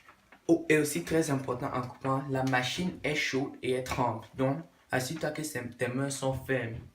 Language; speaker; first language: French; non-native, local second language; English